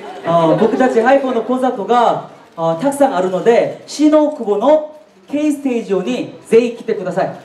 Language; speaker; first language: Japanese; non-native, learner; Korean